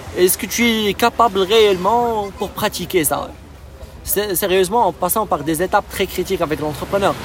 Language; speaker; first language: French; non-native, local second language; Arabic